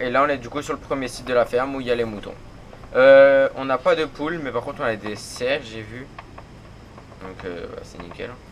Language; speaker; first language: French; native; French